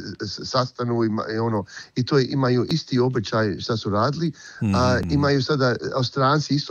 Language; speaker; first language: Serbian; early bilingual, heritage; Croatian